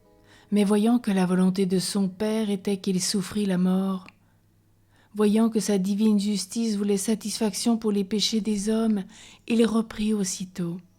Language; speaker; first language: French; native; French